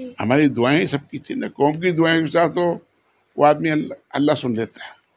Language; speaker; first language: Urdu; non-native, local second language; Memoni